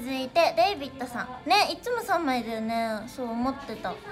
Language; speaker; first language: Japanese; native; Japanese